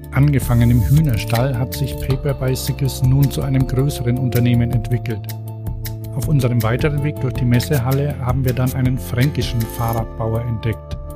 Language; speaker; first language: German; native; German